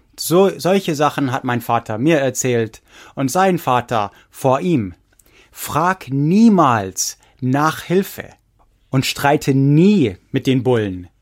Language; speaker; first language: German; non-native, fluent; English